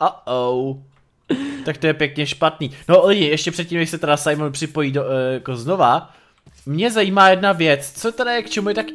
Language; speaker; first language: Czech; native; Czech